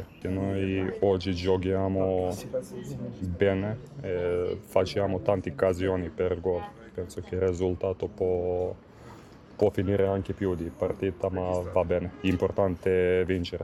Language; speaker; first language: Italian; non-native, learner; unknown